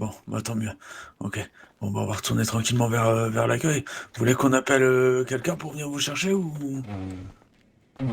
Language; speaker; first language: French; native; French